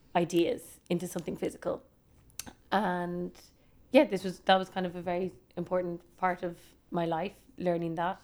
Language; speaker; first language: English; native; English